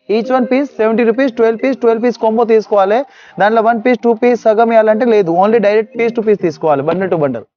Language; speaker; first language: Telugu; non-native, local second language; Urdu